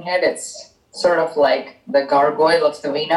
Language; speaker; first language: English; non-native, local second language; Tamil